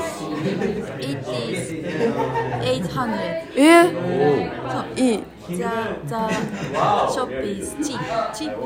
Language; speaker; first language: English; non-native, learner; Japanese